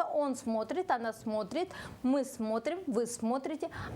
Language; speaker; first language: Russian; non-native, local second language; Kyrgyz